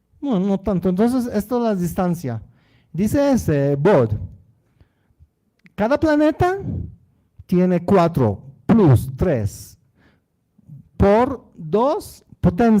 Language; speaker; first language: Spanish; non-native, learner; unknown